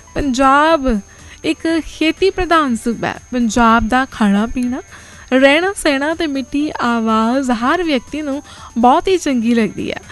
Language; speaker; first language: Punjabi; native; Punjabi